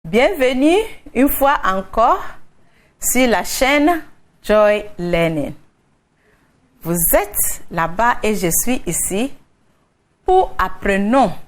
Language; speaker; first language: French; non-native, fluent; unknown